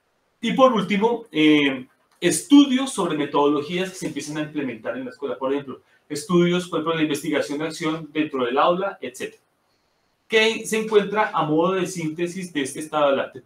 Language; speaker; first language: Spanish; native; Spanish